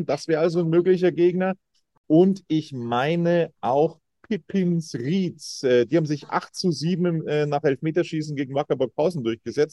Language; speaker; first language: German; native; German